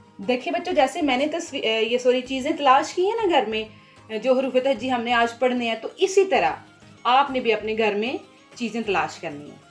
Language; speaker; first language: Hindi; non-native, local second language; Punjabi